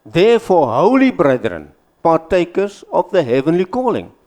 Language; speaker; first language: English; non-native, local second language; Afrikaans